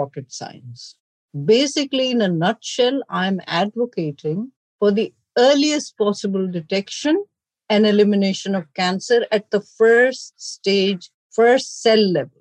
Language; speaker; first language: English; non-native, local second language; Urdu